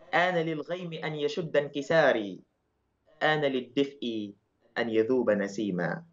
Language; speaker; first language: Arabic; non-native, fluent; Wolof